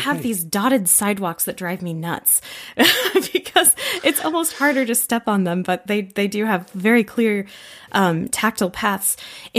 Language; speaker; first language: English; native; English